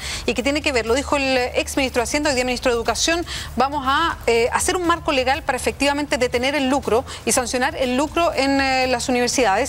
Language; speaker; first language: Spanish; native; Spanish